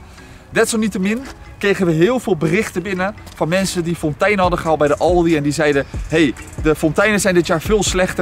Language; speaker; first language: Dutch; native; Dutch